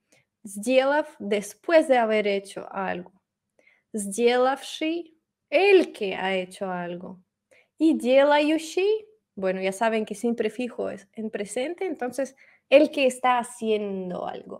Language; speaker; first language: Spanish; non-native, fluent; Russian